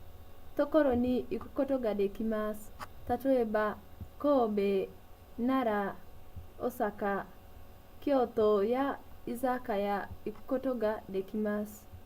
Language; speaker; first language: Japanese; non-native, learner; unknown